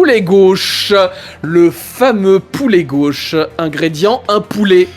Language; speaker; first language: French; native; French